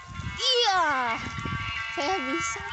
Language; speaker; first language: Indonesian; non-native, local second language; Sundanese